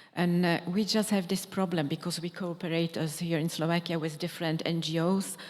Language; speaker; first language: English; non-native, fluent; Czech